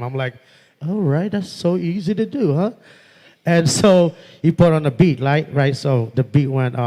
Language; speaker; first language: English; non-native, local second language; Pampanga